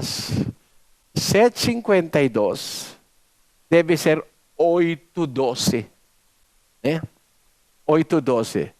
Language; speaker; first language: Portuguese; non-native, learner; Filipino